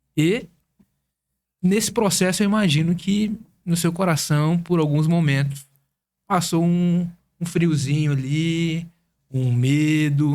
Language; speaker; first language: Portuguese; native; Portuguese